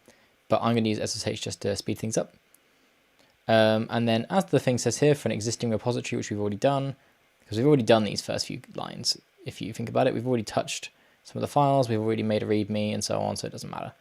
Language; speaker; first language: English; native; English